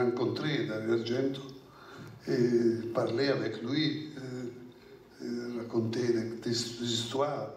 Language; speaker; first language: French; non-native, fluent; Italian